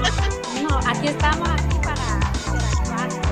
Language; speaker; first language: Spanish; native; Spanish